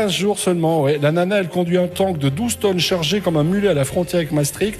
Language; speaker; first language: French; native; French